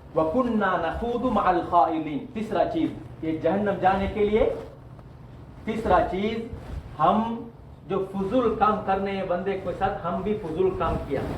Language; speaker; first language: Urdu; non-native, learner; Tamil